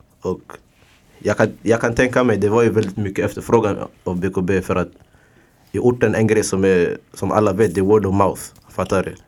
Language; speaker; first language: Swedish; early bilingual, other home language; Somali